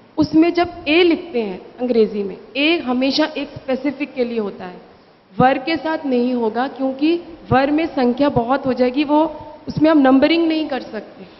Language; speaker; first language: Hindi; native; Hindi